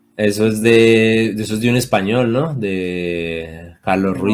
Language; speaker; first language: Spanish; native; Spanish